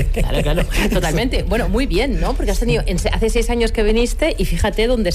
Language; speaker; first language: Spanish; native; Spanish